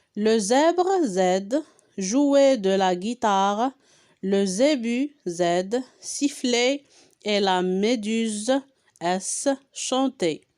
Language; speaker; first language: French; non-native, local second language; Arabic